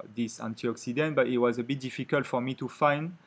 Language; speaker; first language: English; non-native, fluent; French